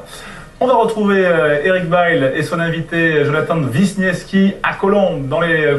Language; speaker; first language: French; native; French